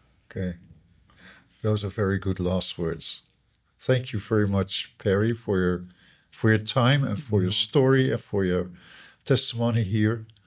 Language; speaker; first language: English; non-native, fluent; Dutch